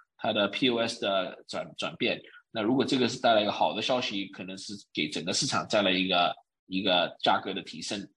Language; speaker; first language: Chinese; early bilingual, heritage; Chinese